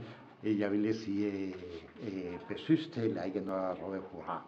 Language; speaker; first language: Danish; non-native, fluent; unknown